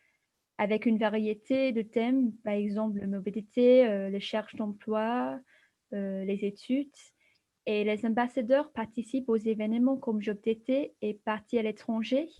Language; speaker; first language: French; non-native, fluent; English